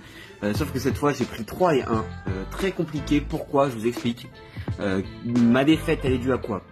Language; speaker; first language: French; native; French